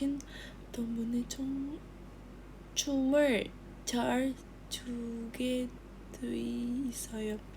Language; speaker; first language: Korean; non-native, learner; Indonesian